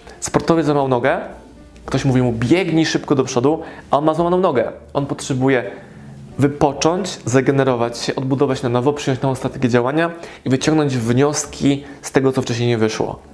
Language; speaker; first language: Polish; native; Polish